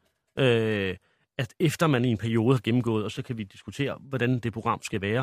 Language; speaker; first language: Danish; early bilingual, other home language; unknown